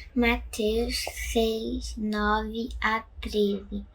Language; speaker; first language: Portuguese; native; Portuguese